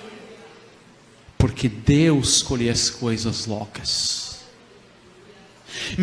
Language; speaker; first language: Portuguese; non-native, fluent; Arabic